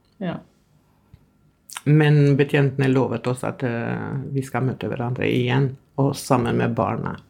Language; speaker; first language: Norwegian; non-native, fluent; Albanian